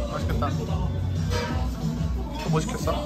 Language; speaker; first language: Korean; native; Korean